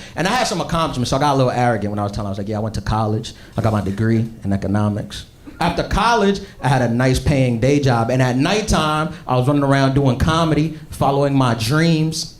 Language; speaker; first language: English; native; English